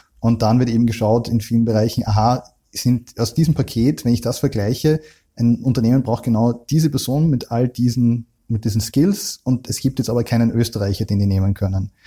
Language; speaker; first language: German; native; German